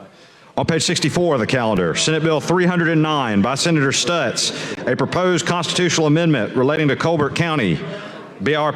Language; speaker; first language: English; native; English